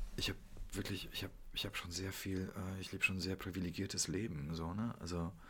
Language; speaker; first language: German; early bilingual, other home language; Polish